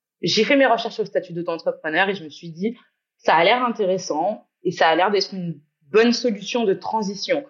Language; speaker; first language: French; native; French